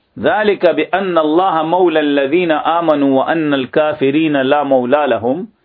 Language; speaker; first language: Urdu; native; Urdu